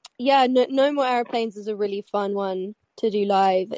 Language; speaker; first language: English; native; English